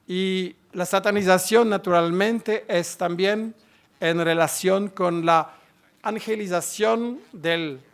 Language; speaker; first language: Spanish; non-native, fluent; French